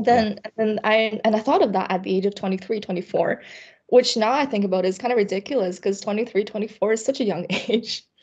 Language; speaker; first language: English; early bilingual, other home language; Chinese